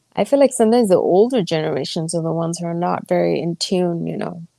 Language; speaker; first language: English; non-native, local second language; Gujarati